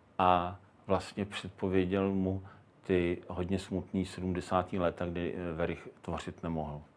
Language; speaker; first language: Czech; native; Czech